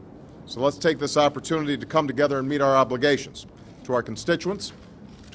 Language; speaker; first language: English; native; English